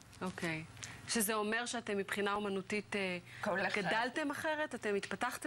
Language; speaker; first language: Hebrew; native; Hebrew